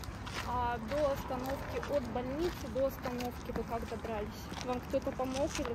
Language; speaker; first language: Russian; native; Russian